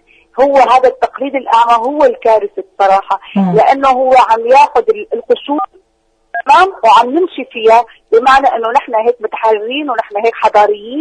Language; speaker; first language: Arabic; native; Arabic